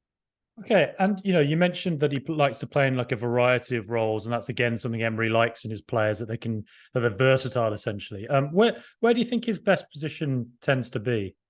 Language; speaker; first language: English; native; English